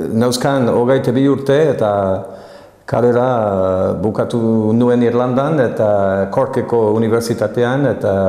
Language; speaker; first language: Basque; non-native, fluent; English